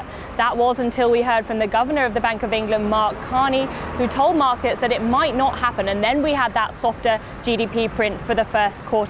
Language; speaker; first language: English; native; English